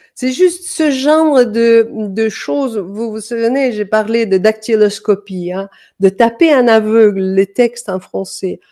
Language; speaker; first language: French; non-native, fluent; Danish